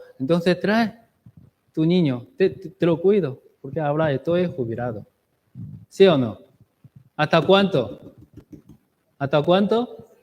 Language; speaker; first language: Spanish; non-native, learner; Chinese